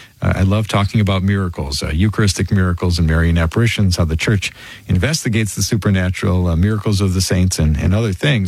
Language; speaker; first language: English; native; English